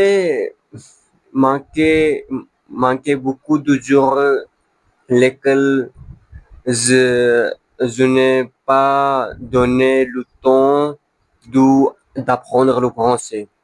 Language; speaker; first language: French; non-native, learner; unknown